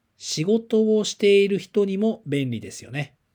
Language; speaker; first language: Japanese; native; Japanese